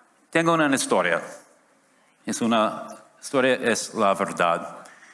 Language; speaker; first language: Spanish; non-native, learner; English